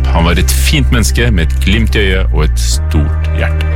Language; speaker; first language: Norwegian; native; Norwegian